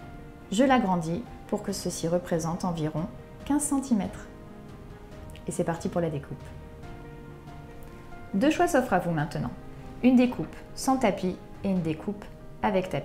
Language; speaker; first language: French; native; French